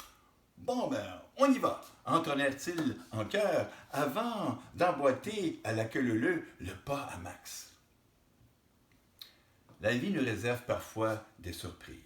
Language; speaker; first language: French; native; French